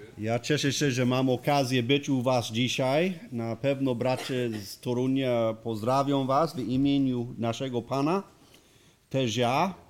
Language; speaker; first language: Polish; non-native, learner; English